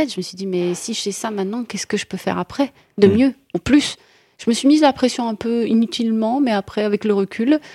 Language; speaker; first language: French; non-native, local second language; Arabic